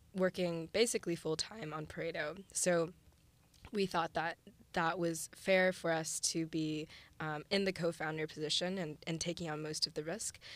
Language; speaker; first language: English; early bilingual, other home language; Chinese